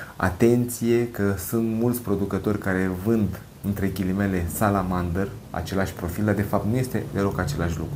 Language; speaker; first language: Romanian; native; Romanian